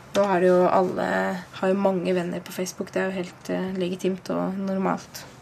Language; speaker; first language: Norwegian; native; Norwegian